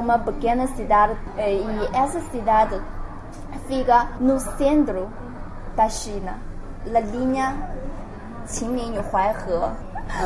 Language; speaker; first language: Portuguese; non-native, learner; Chinese